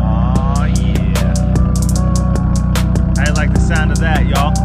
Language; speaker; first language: English; native; English